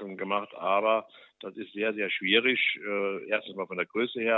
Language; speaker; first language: German; native; German